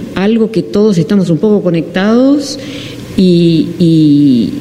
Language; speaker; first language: Spanish; non-native, fluent; Dutch